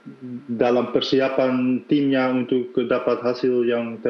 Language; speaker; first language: Indonesian; non-native, fluent; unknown